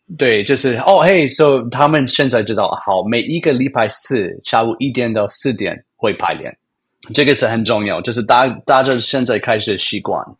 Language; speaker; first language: Chinese; non-native, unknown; English